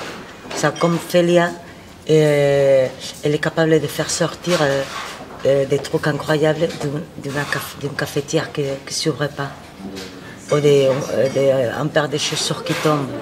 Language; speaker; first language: French; non-native, fluent; Spanish